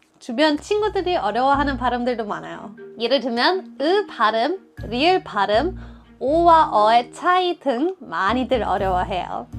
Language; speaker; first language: Korean; non-native, fluent; German